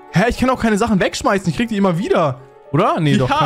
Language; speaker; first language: German; native; German